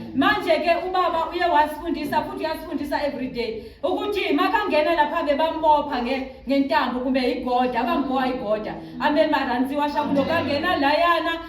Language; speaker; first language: Zulu; non-native, local second language; Tsonga